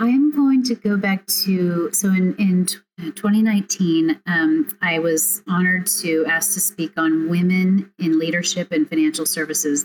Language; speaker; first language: English; native; English